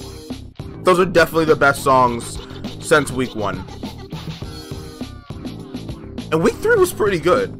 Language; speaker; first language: English; native; English